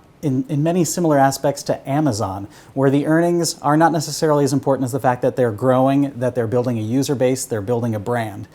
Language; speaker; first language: English; native; English